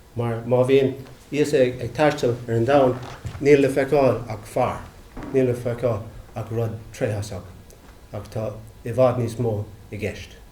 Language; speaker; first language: Irish; non-native, local second language; English